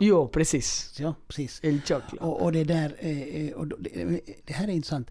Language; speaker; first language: Swedish; native; Swedish